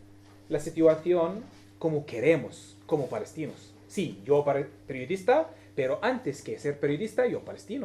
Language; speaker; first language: Spanish; non-native, learner; Arabic